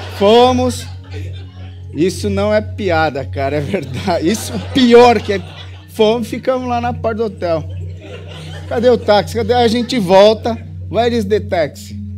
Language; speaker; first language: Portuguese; native; Portuguese